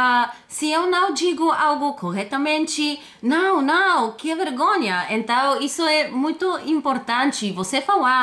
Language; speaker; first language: Portuguese; non-native, fluent; Bulgarian